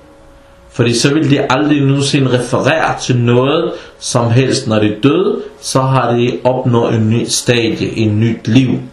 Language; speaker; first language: Danish; non-native, fluent; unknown